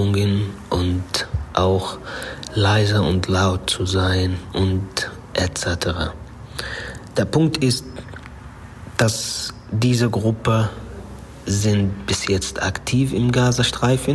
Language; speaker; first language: German; non-native, fluent; Arabic